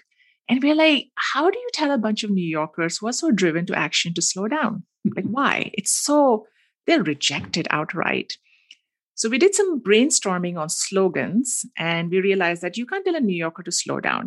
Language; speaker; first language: English; non-native, local second language; Hindi